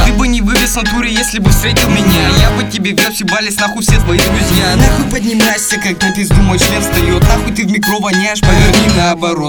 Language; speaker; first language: Russian; native; Russian